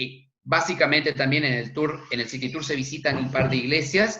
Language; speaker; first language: Spanish; native; Spanish